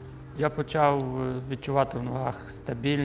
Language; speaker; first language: Ukrainian; native; Ukrainian